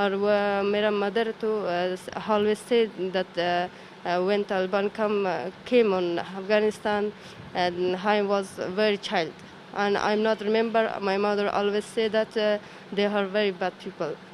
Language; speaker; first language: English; non-native, learner; Persian